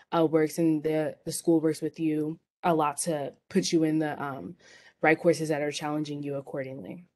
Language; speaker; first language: English; native; English